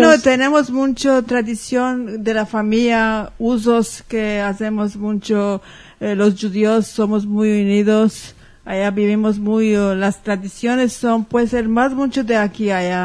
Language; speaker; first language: Spanish; early bilingual, heritage; Ladino